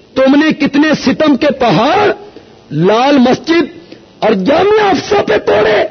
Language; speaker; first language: Urdu; non-native, local second language; Punjabi